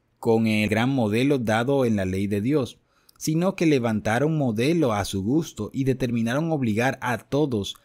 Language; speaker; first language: Spanish; native; Spanish